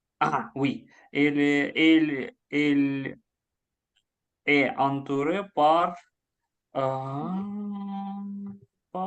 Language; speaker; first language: French; non-native, learner; Russian